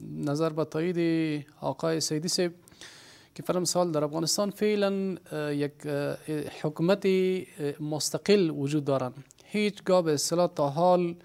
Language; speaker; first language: Persian; non-native, local second language; Pashto